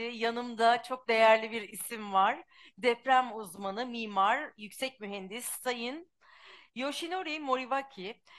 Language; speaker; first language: Turkish; non-native, learner; Japanese